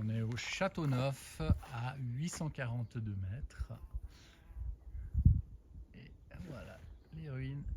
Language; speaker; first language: French; native; French